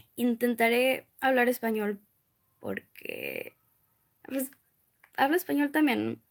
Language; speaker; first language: Spanish; early bilingual, other home language; English